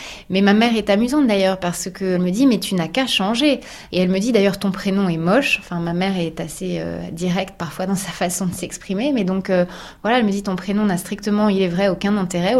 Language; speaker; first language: French; native; French